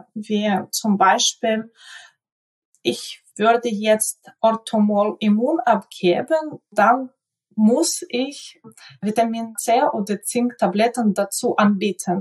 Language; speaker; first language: German; non-native, fluent; Ukrainian